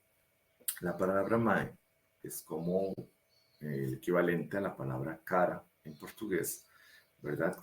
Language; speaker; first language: Spanish; native; Spanish